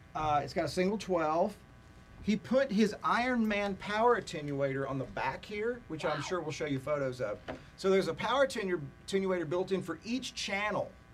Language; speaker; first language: English; native; English